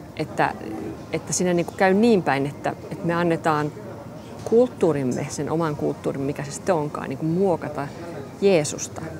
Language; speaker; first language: Finnish; non-native, local second language; Swedish